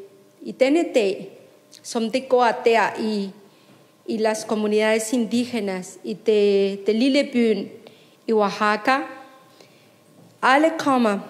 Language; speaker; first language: Danish; non-native, fluent; Spanish